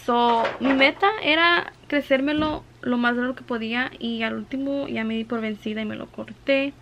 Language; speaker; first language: Spanish; early bilingual, heritage; Spanish